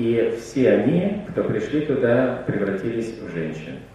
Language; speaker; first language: Russian; native; Russian